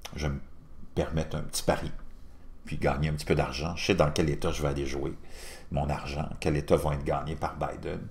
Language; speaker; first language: French; native; French